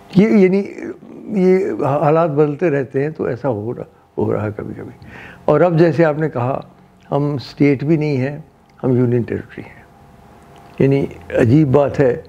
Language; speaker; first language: Hindi; non-native, local second language; Dogri